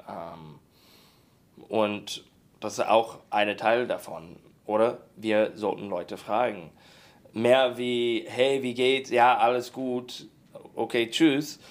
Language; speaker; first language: German; non-native, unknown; English